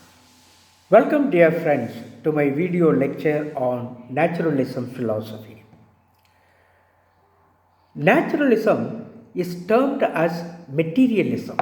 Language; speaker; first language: English; non-native, local second language; Tamil